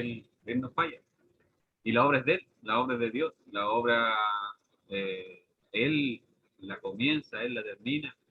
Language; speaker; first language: Spanish; native; Spanish